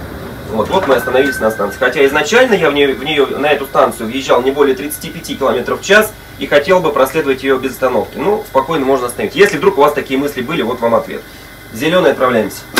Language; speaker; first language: Russian; native; Russian